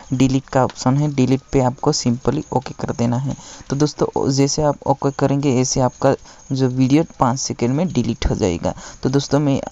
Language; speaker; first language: Hindi; non-native, local second language; Gujarati